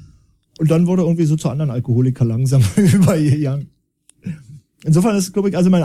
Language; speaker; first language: German; native; German